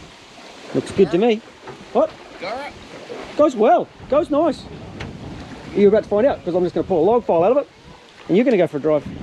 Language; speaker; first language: English; native; English